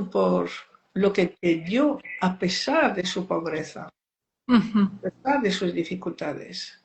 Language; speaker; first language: Spanish; non-native, fluent; French